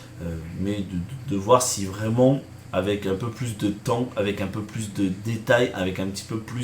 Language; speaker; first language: French; native; French